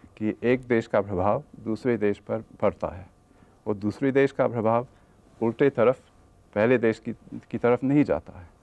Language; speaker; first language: Hindi; non-native, fluent; English